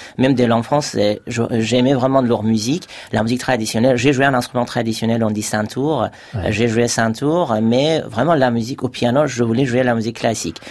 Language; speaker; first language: French; non-native, fluent; Persian